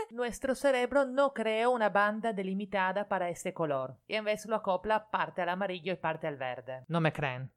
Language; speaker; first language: Spanish; non-native, fluent; Italian